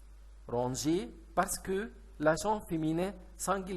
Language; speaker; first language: French; non-native, fluent; Arabic